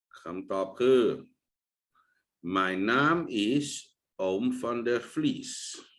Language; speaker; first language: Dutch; non-native, fluent; Thai